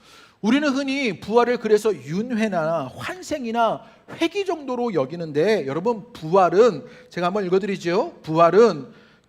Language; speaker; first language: Korean; native; Korean